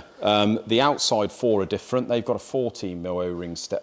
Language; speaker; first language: English; native; English